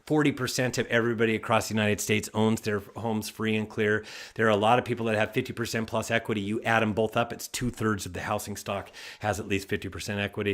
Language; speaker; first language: English; native; English